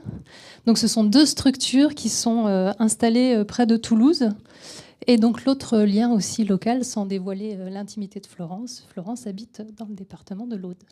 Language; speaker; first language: French; native; French